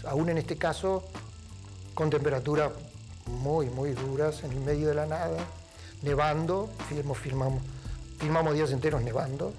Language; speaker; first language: Spanish; native; Spanish